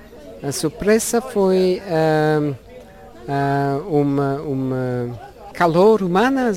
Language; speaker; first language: Portuguese; non-native, learner; Luxembourgish